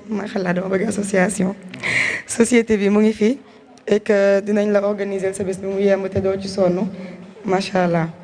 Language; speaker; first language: Wolof; non-native, local second language; Jola-Fonyi